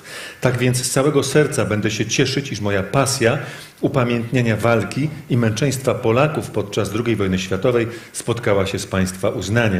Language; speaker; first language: Polish; native; Polish